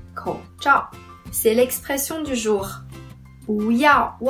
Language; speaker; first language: French; non-native, fluent; Chinese